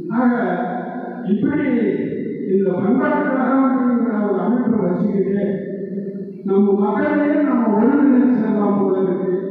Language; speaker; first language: Tamil; non-native, local second language; Telugu